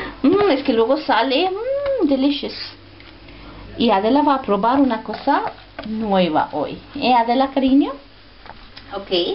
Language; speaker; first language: Spanish; non-native, fluent; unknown